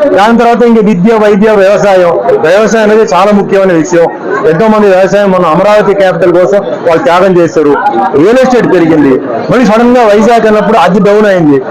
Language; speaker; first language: Telugu; non-native, fluent; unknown